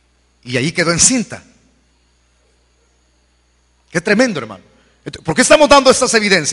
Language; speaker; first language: Spanish; native; Spanish